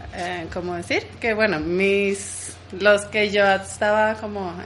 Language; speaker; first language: Spanish; non-native, fluent; Swedish